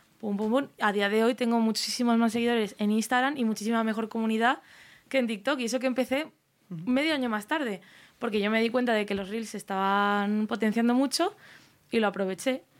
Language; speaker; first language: Spanish; native; Spanish